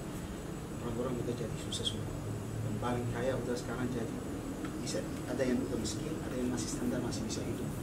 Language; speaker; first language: Indonesian; non-native, fluent; Arabic